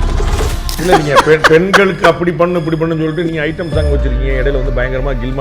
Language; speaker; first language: Tamil; native; Tamil